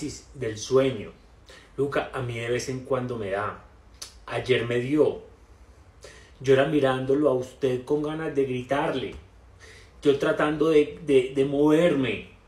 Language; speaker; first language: Spanish; native; Spanish